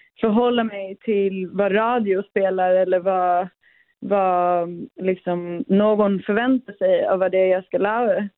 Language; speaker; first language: Swedish; early bilingual, other home language; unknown